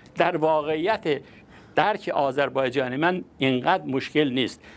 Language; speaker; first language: Persian; non-native, local second language; Azerbaijani